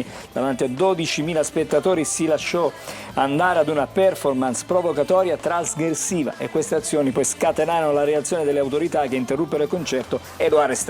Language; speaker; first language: Italian; native; Italian